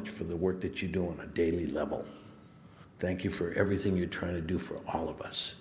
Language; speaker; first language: English; early bilingual, other home language; Spanish